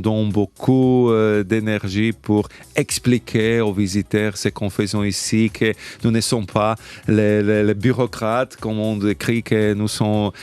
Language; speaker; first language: French; non-native, fluent; Slovak